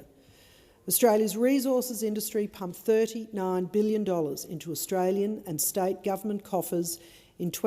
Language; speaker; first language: English; native; English